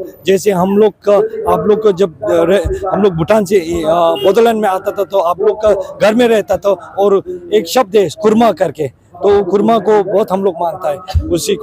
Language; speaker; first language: Hindi; non-native, fluent; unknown